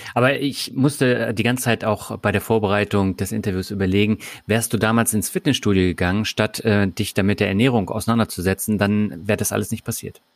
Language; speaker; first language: German; native; German